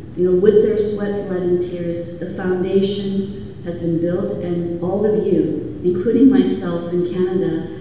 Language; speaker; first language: English; native; English